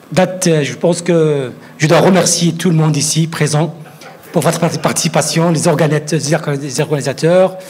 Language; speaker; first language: French; non-native, local second language; Arabic